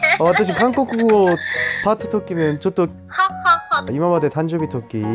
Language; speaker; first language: Japanese; non-native, learner; Korean